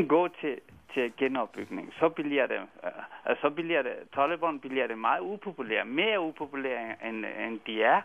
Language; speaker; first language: Danish; non-native, fluent; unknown